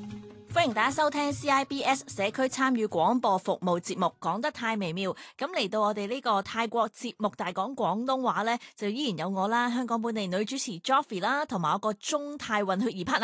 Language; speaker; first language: Cantonese; native; Cantonese